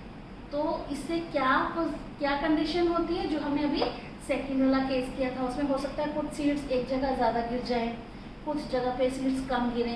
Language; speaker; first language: Hindi; native; Hindi